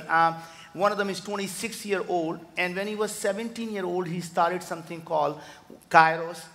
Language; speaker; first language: English; non-native, local second language; Hindi